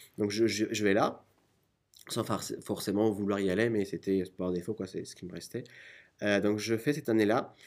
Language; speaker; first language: French; non-native, fluent; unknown